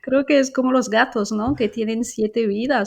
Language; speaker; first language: Spanish; non-native, fluent; French